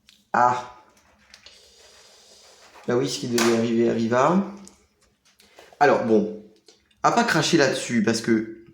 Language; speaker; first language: French; native; French